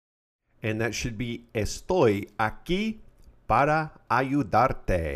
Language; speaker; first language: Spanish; non-native, fluent; English